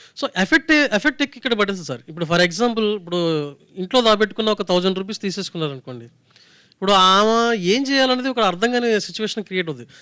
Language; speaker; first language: Telugu; native; Telugu